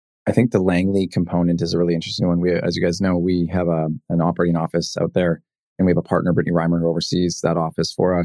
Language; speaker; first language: English; native; English